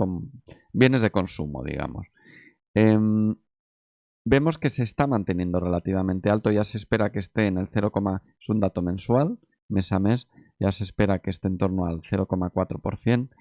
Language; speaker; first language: Spanish; native; Spanish